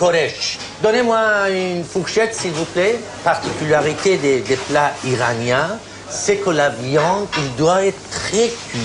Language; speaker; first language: French; non-native, fluent; Persian